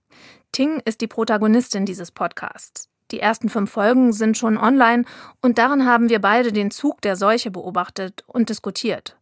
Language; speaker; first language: German; native; German